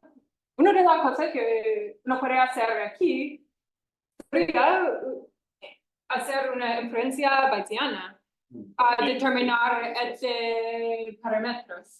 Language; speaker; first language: Spanish; non-native, fluent; English